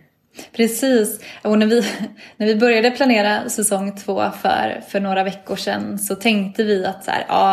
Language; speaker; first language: Swedish; native; Swedish